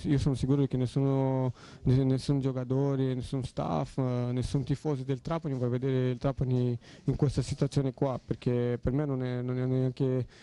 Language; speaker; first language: Italian; non-native, fluent; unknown